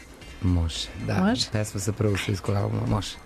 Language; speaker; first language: Serbian; native; Serbian